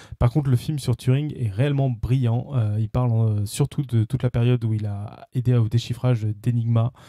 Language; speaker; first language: French; native; French